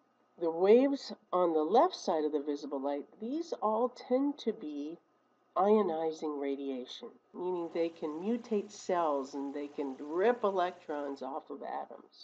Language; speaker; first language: English; native; English